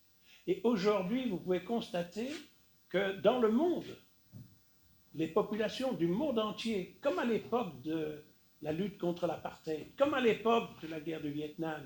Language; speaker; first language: French; native; French